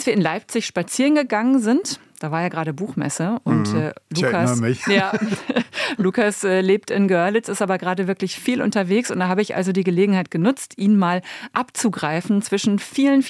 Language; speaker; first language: German; native; German